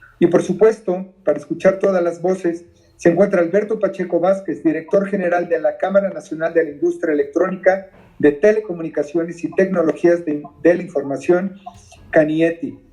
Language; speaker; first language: Spanish; native; Spanish